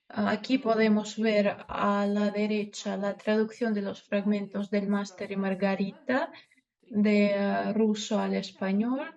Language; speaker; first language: Spanish; non-native, fluent; Russian